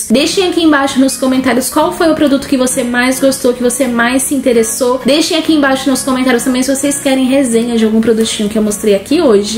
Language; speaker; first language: Portuguese; native; Portuguese